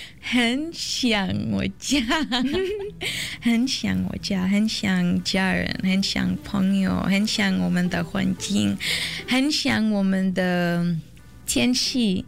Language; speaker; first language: Chinese; non-native, learner; Portuguese